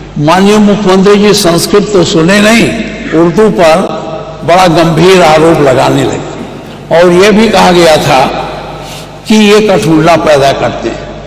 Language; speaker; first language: Hindi; native; Hindi